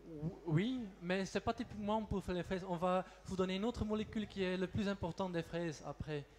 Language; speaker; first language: French; non-native, local second language; Dutch